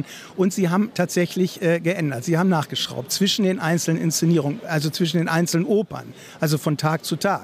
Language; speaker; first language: German; native; German